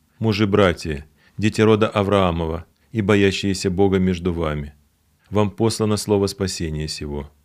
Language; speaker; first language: Russian; native; Russian